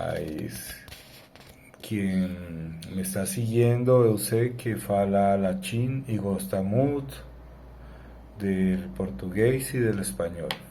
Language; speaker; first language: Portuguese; non-native, learner; Spanish